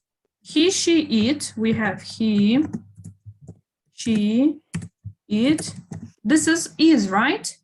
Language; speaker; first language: English; non-native, fluent; Kyrgyz